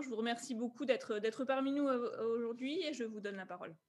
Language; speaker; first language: French; native; French